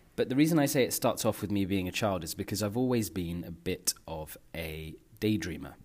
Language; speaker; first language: English; native; English